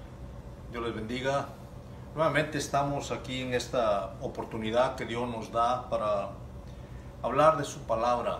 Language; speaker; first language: Spanish; native; Spanish